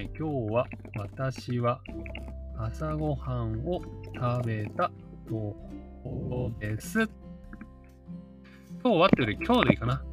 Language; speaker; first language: Japanese; native; Japanese